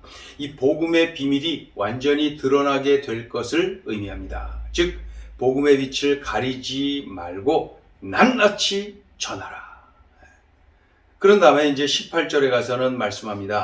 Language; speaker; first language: Korean; native; Korean